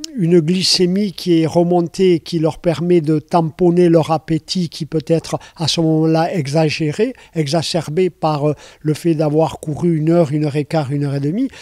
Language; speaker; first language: French; native; French